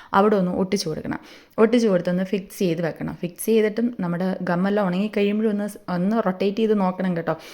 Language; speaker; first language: Malayalam; native; Malayalam